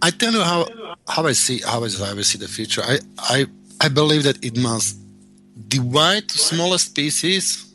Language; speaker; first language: English; non-native, learner; Slovak